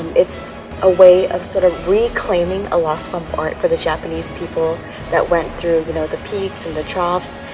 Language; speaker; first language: English; early bilingual, other home language; Vietnamese